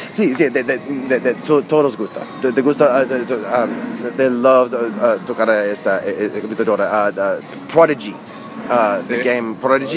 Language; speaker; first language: Spanish; early bilingual, heritage; Spanish